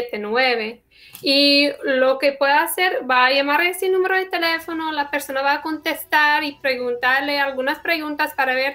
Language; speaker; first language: Spanish; non-native, fluent; English